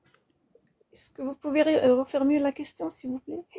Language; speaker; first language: French; non-native, fluent; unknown